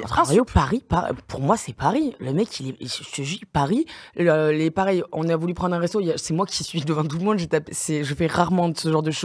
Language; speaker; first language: French; native; French